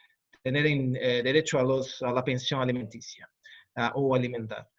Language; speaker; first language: Spanish; non-native, fluent; Portuguese